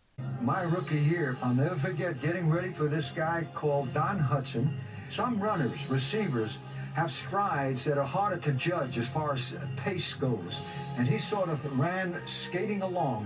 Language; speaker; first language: English; native; English